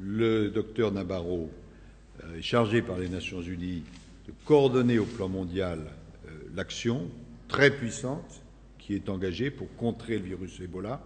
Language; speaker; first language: French; native; French